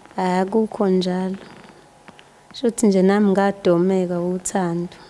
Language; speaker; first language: Zulu; native; Zulu